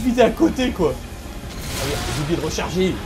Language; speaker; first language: French; native; French